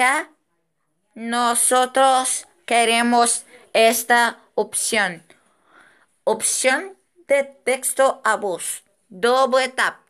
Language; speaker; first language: Spanish; non-native, fluent; Portuguese